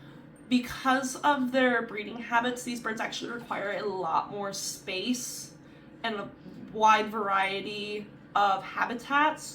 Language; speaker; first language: English; native; English